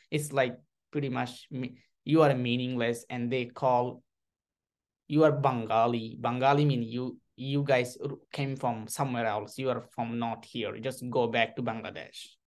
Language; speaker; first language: English; non-native, learner; Rohingya